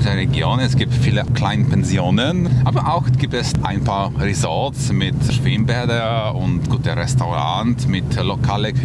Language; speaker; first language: German; non-native, fluent; Polish